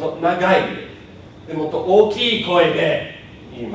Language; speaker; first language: Japanese; non-native, fluent; English